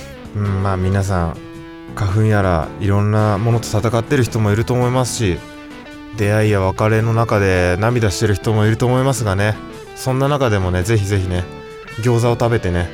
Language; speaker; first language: Japanese; native; Japanese